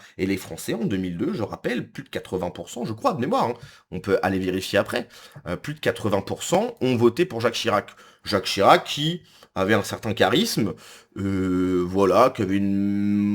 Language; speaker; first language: French; native; French